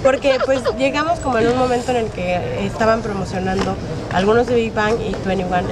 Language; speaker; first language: Spanish; native; Spanish